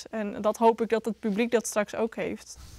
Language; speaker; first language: Dutch; native; Dutch